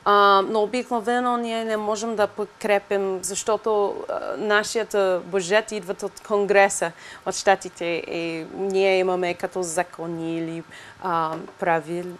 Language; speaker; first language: Bulgarian; non-native, learner; English